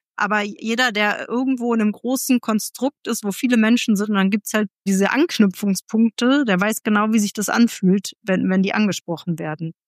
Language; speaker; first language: German; native; German